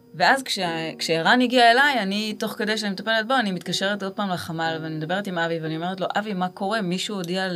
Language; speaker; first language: Hebrew; native; Hebrew